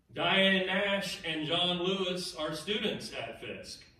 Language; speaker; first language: English; native; English